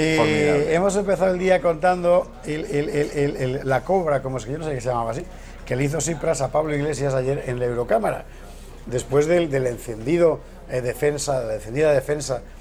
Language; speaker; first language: Spanish; native; Spanish